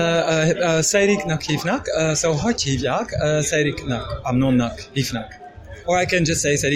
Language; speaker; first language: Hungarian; non-native, learner; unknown